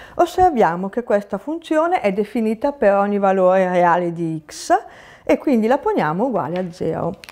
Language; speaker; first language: Italian; native; Italian